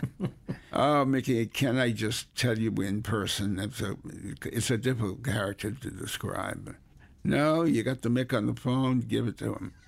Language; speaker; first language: English; native; English